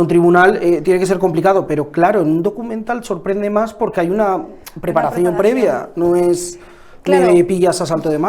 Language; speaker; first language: Spanish; native; Spanish